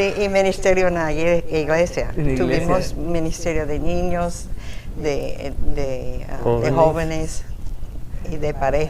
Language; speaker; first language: Spanish; non-native, fluent; English